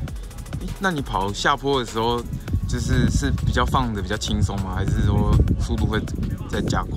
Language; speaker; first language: Chinese; native; Chinese